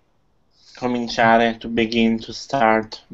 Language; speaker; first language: English; non-native, fluent; Italian